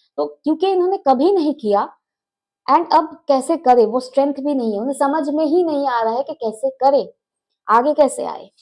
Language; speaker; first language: Hindi; non-native, local second language; Bangla